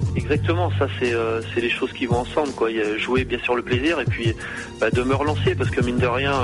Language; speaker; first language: French; native; French